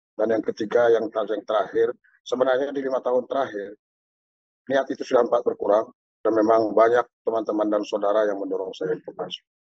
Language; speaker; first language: Indonesian; non-native, local second language; Batak Toba